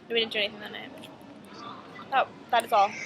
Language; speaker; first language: English; native; English